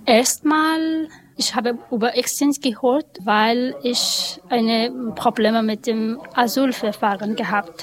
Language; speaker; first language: German; non-native, learner; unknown